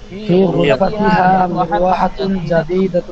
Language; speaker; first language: Arabic; non-native, learner; Bangla